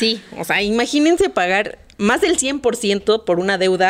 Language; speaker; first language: Spanish; native; Spanish